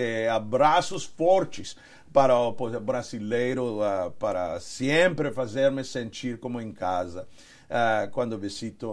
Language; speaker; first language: Portuguese; non-native, learner; Spanish